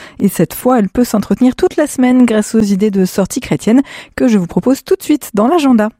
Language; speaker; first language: French; native; French